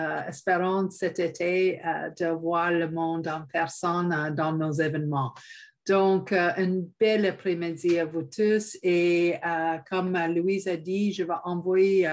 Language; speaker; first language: French; non-native, fluent; English